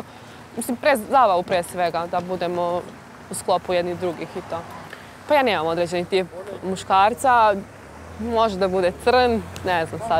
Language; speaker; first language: Serbian; native; Serbian